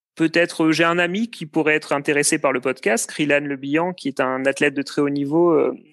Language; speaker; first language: French; native; French